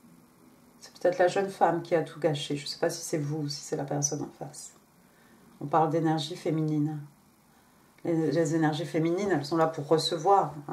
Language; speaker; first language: French; native; French